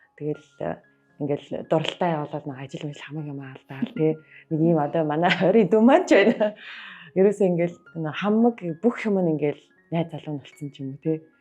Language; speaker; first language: Mongolian; native; Mongolian